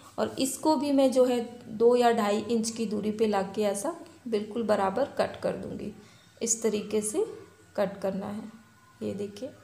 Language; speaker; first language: Hindi; native; Hindi